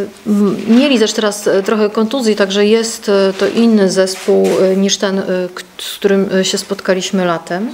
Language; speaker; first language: Polish; native; Polish